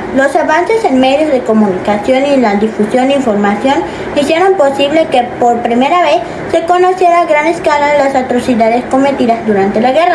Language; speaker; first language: Spanish; native; Spanish